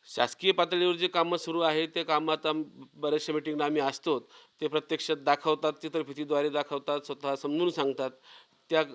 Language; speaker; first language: Marathi; native; Marathi